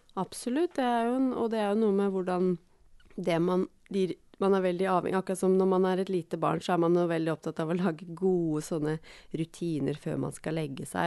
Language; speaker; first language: Norwegian; native; Norwegian